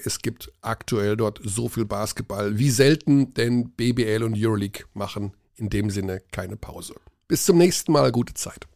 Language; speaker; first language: German; native; German